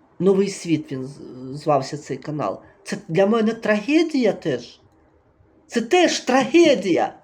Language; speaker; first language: Ukrainian; native; Ukrainian